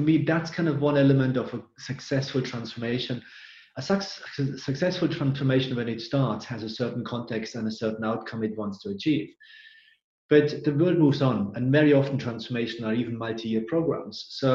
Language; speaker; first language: English; non-native, fluent; German